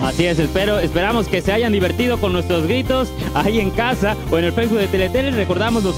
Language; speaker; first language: Spanish; native; Spanish